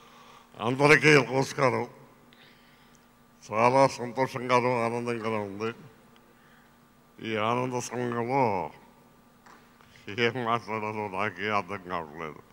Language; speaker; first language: Telugu; native; Telugu